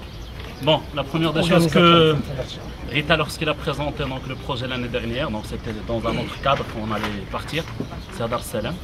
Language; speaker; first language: French; non-native, local second language; Arabic